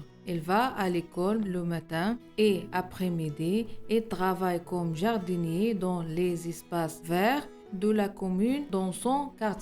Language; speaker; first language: French; non-native, learner; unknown